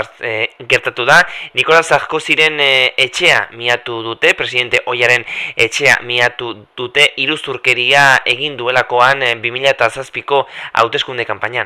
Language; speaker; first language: Basque; native; Basque